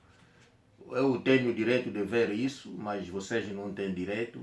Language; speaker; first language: Portuguese; non-native, local second language; Kongo